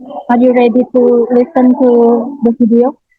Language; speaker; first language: English; non-native, learner; Indonesian